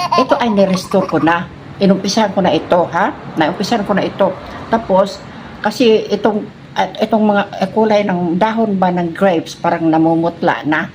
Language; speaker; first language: Filipino; non-native, local second language; Cebuano